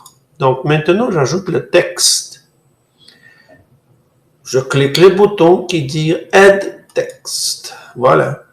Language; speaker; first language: French; non-native, fluent; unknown